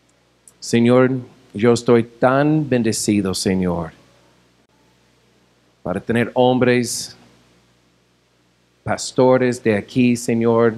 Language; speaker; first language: Spanish; non-native, fluent; English